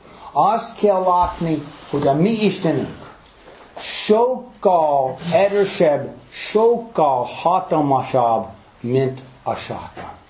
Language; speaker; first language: Hungarian; early bilingual, heritage; English